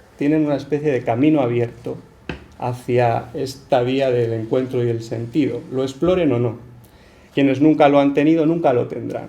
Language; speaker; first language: Spanish; native; Spanish